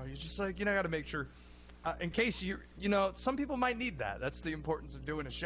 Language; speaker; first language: English; native; English